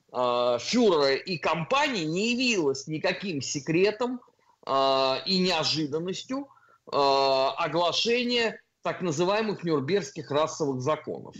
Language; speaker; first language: Russian; native; Russian